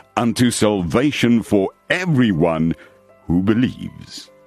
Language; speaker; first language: English; non-native, local second language; Afrikaans